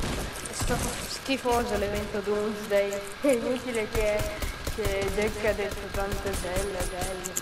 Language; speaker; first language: Italian; native; Italian